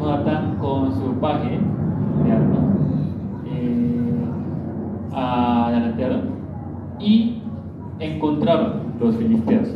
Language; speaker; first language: Spanish; non-native, learner; Korean